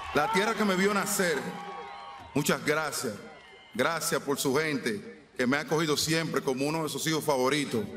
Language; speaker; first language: Spanish; native; Spanish